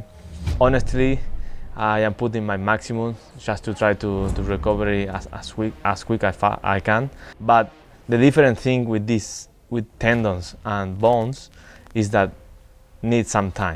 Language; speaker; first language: English; non-native, fluent; Spanish